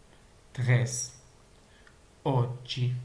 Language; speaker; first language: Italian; non-native, learner; Georgian